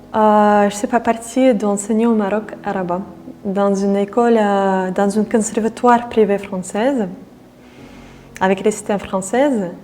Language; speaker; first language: French; non-native, fluent; Russian